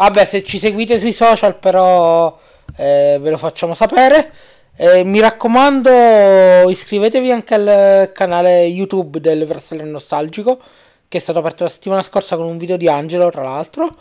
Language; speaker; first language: Italian; native; Italian